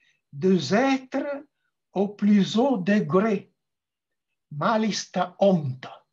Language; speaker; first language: French; non-native, fluent; Italian